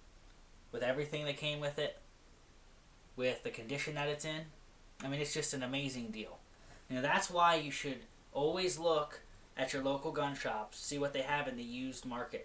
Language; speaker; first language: English; native; English